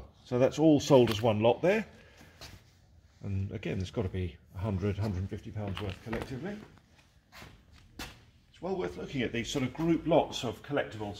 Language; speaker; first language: English; native; English